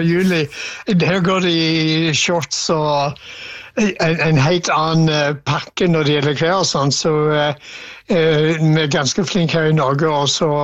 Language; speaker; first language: Norwegian; non-native, fluent; English